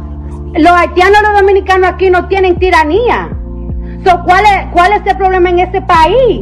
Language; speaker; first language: Spanish; early bilingual, heritage; Spanish